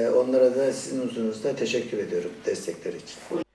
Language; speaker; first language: Turkish; non-native, fluent; Persian